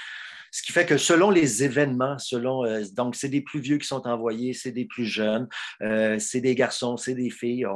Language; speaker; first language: French; native; French